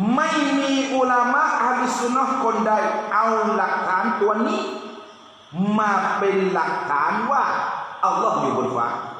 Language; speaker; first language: Thai; non-native, local second language; Pattani Malay